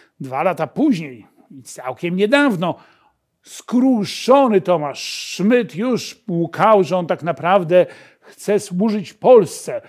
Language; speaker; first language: Polish; native; Polish